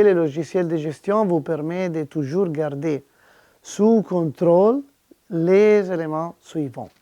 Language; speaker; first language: French; non-native, fluent; Italian